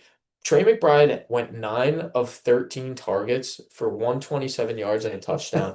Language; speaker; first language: English; native; English